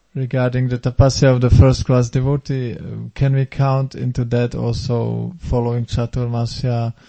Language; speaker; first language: English; non-native, fluent; Czech